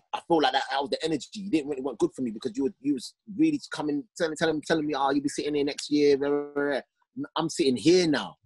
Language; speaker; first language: English; native; English